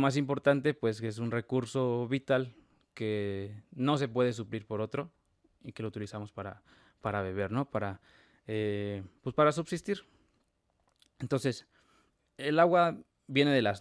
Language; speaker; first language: Spanish; native; Spanish